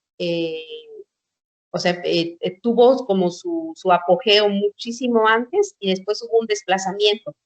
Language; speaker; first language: Spanish; non-native, local second language; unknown